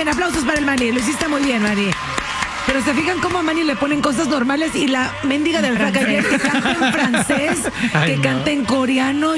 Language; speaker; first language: Spanish; native; Spanish